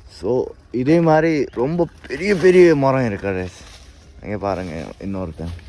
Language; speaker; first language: Tamil; non-native, learner; Nepali